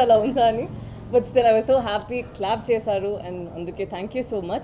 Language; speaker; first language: Telugu; non-native, learner; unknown